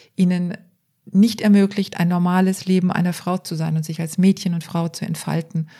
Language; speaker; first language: German; native; German